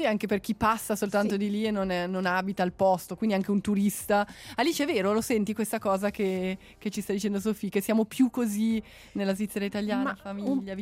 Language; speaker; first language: Italian; native; Italian